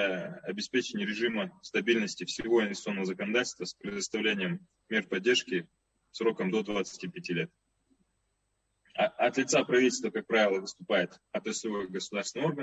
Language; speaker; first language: Russian; native; Russian